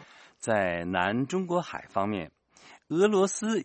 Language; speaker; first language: Chinese; native; Chinese